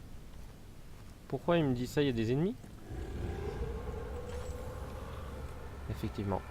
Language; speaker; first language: French; native; French